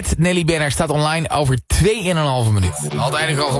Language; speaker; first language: Dutch; native; Dutch